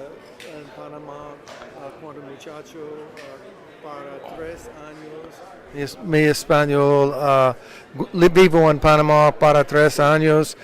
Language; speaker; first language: Spanish; non-native, learner; English